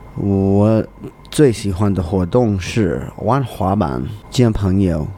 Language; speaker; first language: Chinese; non-native, learner; English